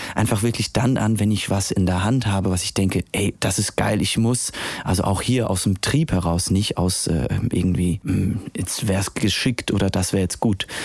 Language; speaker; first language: German; native; German